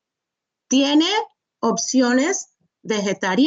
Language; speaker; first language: Spanish; non-native, fluent; English